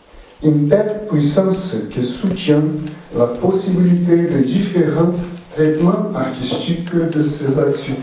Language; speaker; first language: French; non-native, fluent; Portuguese